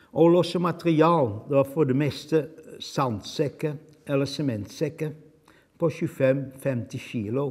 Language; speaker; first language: Swedish; non-native, fluent; Dutch